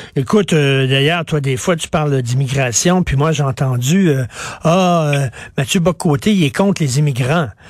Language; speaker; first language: French; native; French